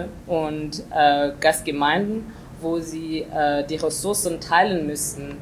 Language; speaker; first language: German; non-native, fluent; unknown